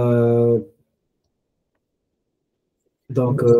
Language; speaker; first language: French; non-native, fluent; Punjabi